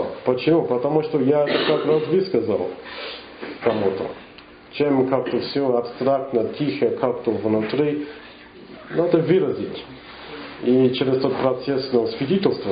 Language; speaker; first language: Russian; non-native, fluent; English